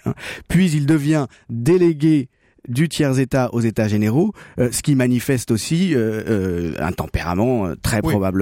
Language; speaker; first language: French; native; French